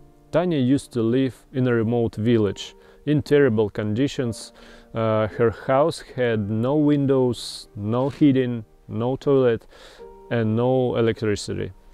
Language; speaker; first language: English; non-native, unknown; Russian